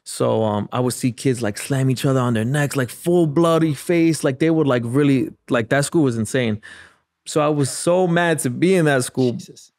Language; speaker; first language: English; native; English